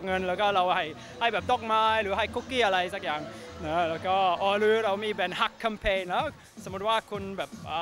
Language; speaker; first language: Thai; early bilingual, heritage; Thai